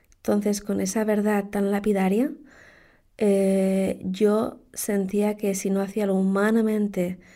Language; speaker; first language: Spanish; native; Spanish